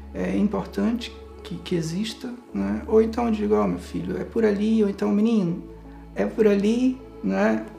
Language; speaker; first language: Portuguese; native; Portuguese